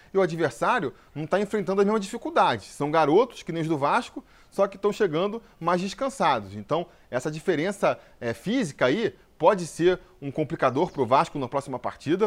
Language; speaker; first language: Portuguese; native; Portuguese